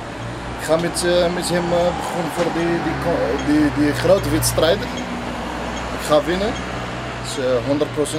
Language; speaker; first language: Dutch; non-native, learner; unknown